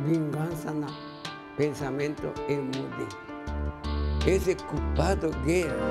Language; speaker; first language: Portuguese; non-native, learner; Japanese